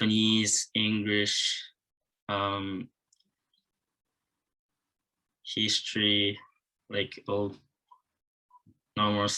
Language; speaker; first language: English; non-native, learner; Japanese